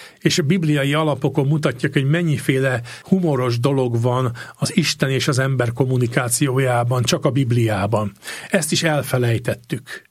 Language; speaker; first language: Hungarian; native; Hungarian